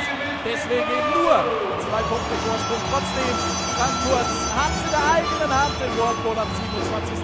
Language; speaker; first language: German; native; German